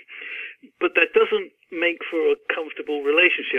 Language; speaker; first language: English; native; English